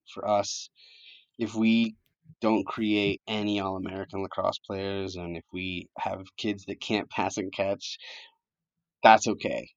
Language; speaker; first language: English; early bilingual, other home language; Spanish